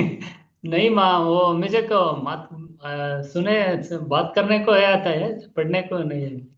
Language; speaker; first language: Hindi; non-native, local second language; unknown